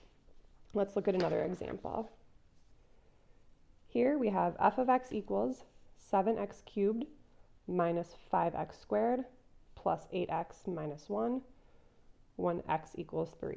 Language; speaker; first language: English; native; English